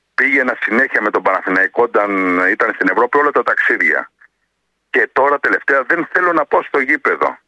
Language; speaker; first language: Greek; native; Greek